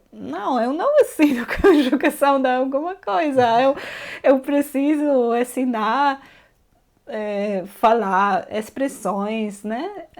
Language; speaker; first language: Portuguese; non-native, learner; Polish